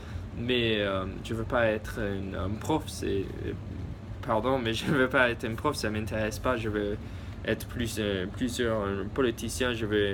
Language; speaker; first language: French; early bilingual, heritage; English